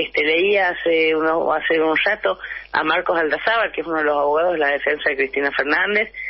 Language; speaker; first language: Spanish; native; Spanish